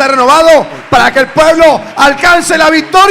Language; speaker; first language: Spanish; native; Spanish